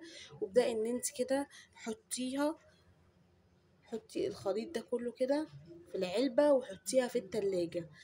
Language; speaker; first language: Arabic; native; Arabic